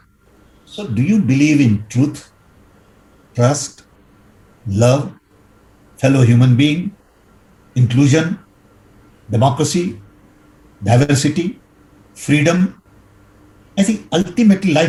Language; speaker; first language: English; non-native, local second language; Gujarati